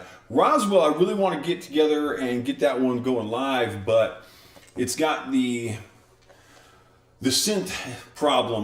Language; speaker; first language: English; native; English